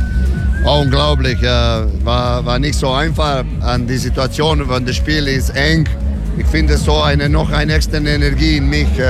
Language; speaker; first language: German; non-native, learner; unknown